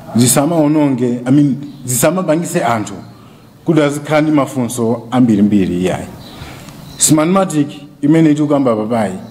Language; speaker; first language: Nyanja; non-native, local second language; Tumbuka